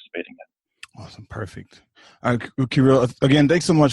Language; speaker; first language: English; native; English